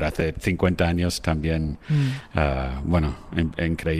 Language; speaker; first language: Spanish; non-native, fluent; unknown